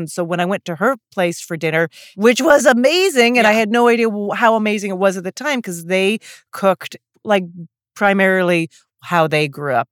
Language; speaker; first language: English; native; English